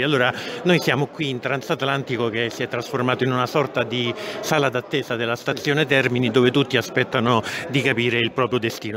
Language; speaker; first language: Italian; native; Italian